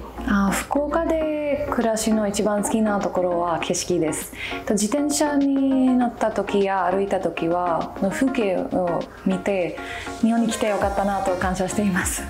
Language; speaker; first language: Japanese; non-native, learner; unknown